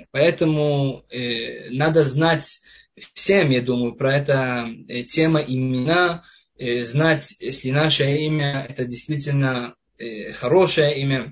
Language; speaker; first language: Russian; non-native, fluent; Hebrew